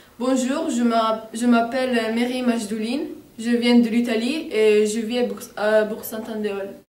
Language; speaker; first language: French; non-native, fluent; Italian